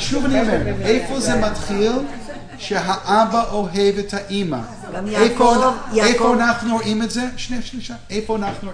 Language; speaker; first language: Hebrew; non-native, fluent; English